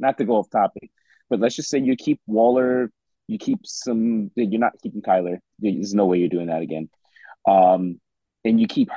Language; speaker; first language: English; native; English